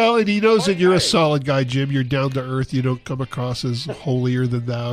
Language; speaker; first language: English; native; English